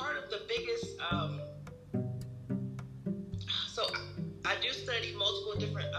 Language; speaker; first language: English; native; English